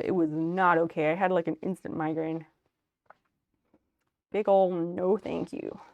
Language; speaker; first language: English; native; English